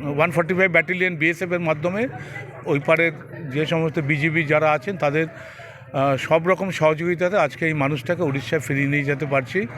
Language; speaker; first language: Bangla; native; Bangla